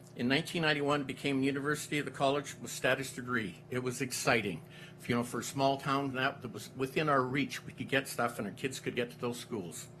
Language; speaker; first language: English; native; English